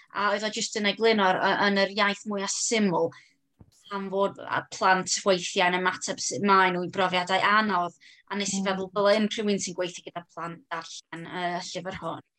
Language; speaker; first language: Welsh; non-native, local second language; English